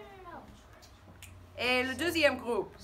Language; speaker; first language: French; non-native, fluent; English